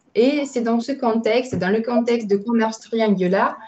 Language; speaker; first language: French; non-native, fluent; Romanian